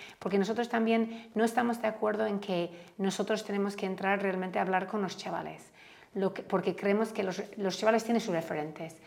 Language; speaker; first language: Spanish; non-native, fluent; English